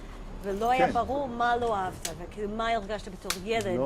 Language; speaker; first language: Hebrew; native; Hebrew